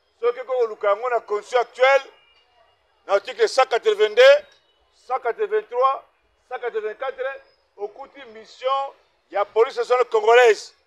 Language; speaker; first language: Lingala; non-native, local second language; Kongo